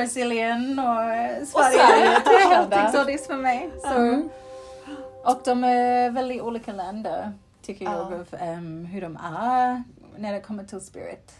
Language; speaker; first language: Swedish; non-native, fluent; English